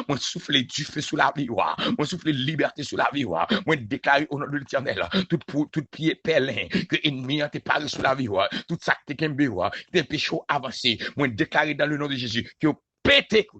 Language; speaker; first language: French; non-native, local second language; Haitian Creole